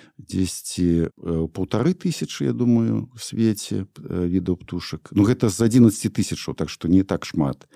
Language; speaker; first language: Belarusian; non-native, local second language; Russian